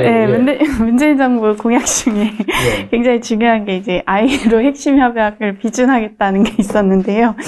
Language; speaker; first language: Korean; native; Korean